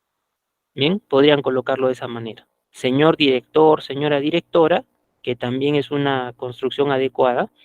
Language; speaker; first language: Spanish; native; Spanish